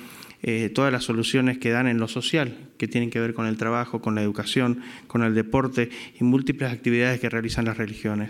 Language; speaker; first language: Spanish; native; Spanish